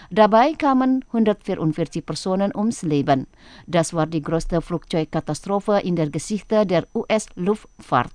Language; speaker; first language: German; non-native, fluent; Indonesian